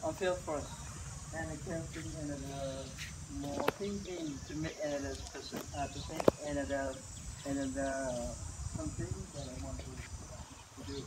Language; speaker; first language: English; non-native, learner; Khmer